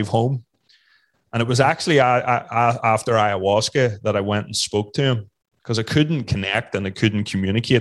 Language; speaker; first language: English; native; English